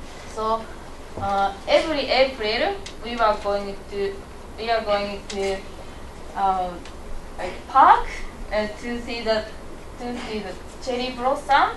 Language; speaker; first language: English; non-native, learner; Japanese